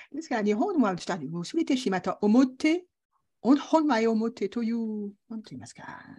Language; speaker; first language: Japanese; non-native, learner; French